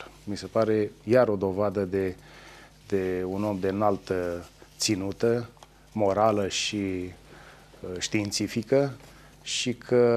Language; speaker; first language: Romanian; native; Romanian